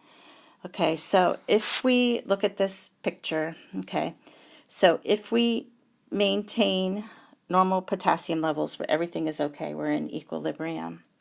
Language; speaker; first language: English; native; English